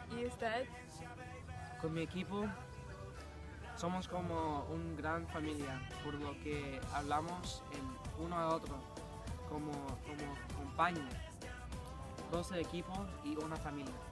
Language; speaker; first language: Spanish; non-native, learner; English